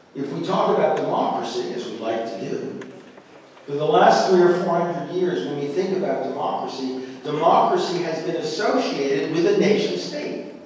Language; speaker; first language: English; native; English